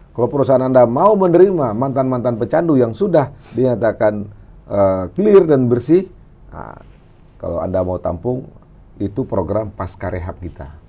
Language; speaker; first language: Indonesian; non-native, local second language; Minangkabau